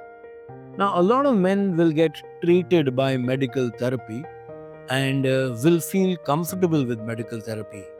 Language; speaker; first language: English; non-native, local second language; Hindi